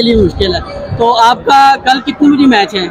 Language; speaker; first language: Urdu; non-native, local second language; Punjabi